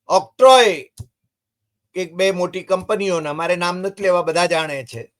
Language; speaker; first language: Gujarati; native; Gujarati